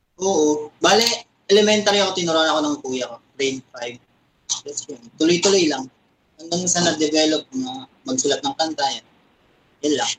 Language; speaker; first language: Filipino; native; Filipino